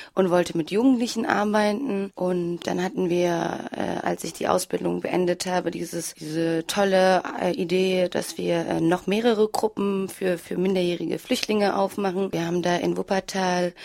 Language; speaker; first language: German; early bilingual, other home language; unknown